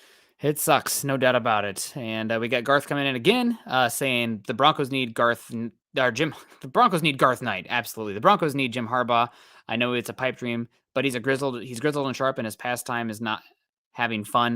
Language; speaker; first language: English; native; English